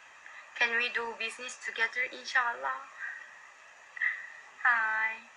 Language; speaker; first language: English; non-native, learner; Korean